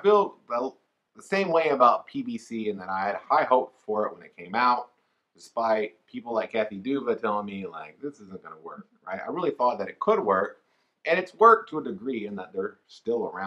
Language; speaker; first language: English; native; English